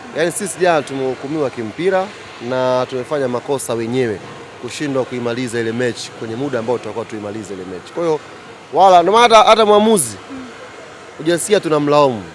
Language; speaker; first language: Swahili; native; Swahili